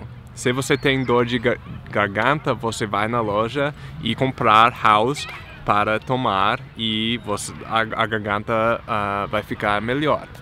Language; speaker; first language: Portuguese; non-native, fluent; English